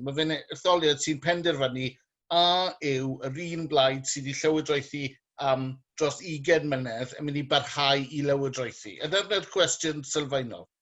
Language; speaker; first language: Welsh; native; Welsh